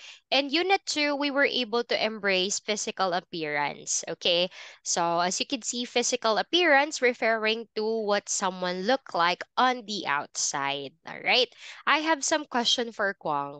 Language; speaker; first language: English; non-native, fluent; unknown